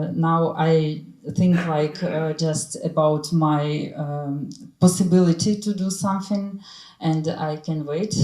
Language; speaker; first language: English; non-native, learner; Ukrainian